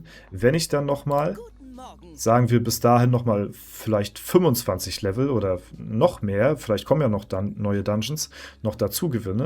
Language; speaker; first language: German; native; German